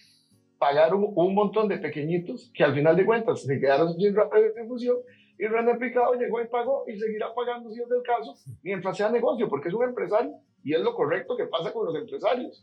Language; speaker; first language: Spanish; native; Spanish